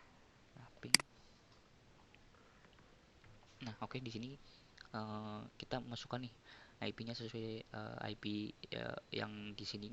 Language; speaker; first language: Indonesian; native; Indonesian